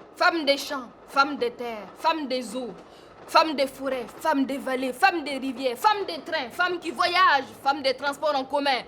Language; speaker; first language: French; non-native, local second language; Mossi